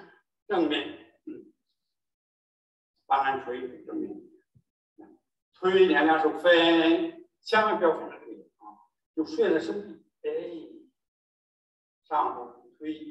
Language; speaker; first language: Chinese; native; Chinese